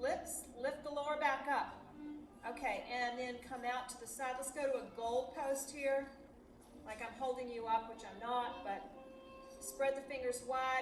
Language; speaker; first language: English; native; English